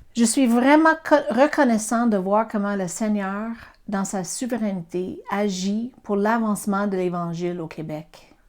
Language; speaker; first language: French; non-native, fluent; English